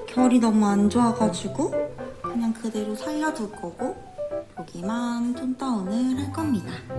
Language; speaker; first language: Korean; native; Korean